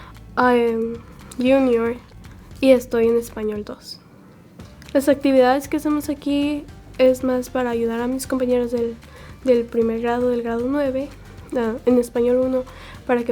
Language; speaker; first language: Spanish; early bilingual, other home language; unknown